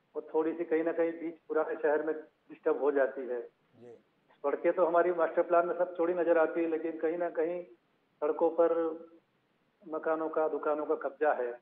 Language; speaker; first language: Hindi; native; Hindi